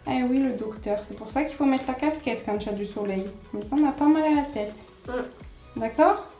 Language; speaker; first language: French; native; French